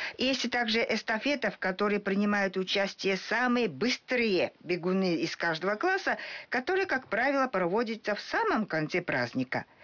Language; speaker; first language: Russian; non-native, fluent; Japanese